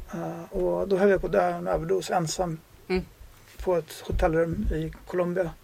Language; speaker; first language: Swedish; native; Swedish